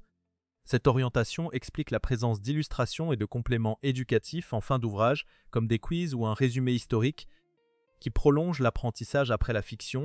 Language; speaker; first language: French; native; French